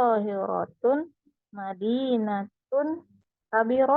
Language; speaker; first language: Arabic; non-native, learner; Indonesian